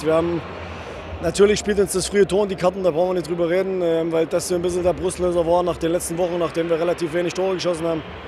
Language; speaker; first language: German; native; German